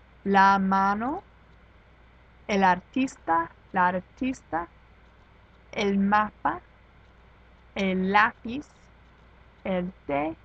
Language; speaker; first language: Spanish; non-native, fluent; English